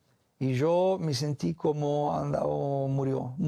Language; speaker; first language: Spanish; non-native, learner; English